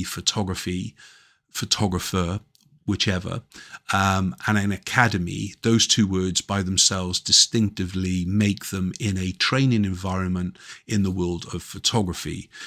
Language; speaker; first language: English; native; English